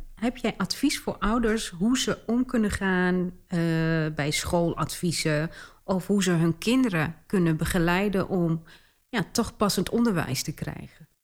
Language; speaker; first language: Dutch; early bilingual, other home language; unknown